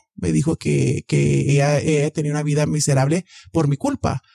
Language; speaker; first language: Spanish; early bilingual, heritage; Spanish